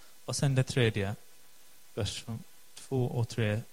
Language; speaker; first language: Swedish; non-native, fluent; English